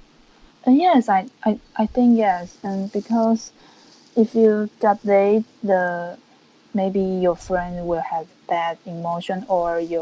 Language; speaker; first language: English; non-native, learner; Chinese